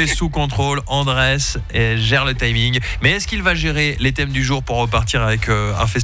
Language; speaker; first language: French; native; French